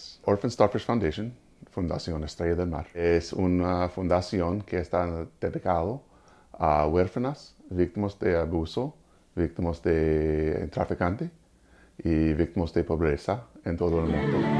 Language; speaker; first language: Spanish; non-native, learner; English